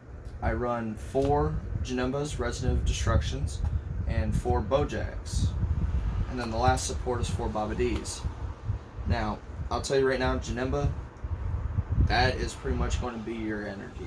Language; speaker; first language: English; native; English